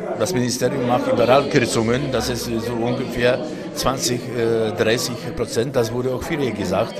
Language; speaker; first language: German; non-native, local second language; Polish